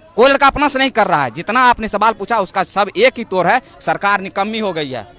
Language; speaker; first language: Hindi; native; Hindi